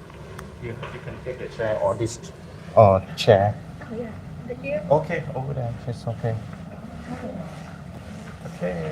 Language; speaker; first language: English; non-native, learner; Thai